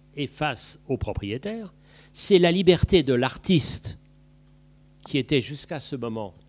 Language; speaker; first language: French; native; French